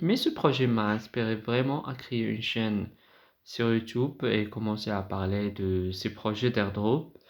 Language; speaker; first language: French; non-native, fluent; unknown